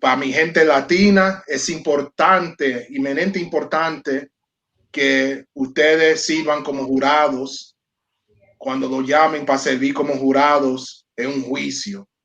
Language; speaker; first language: Spanish; early bilingual, heritage; Spanish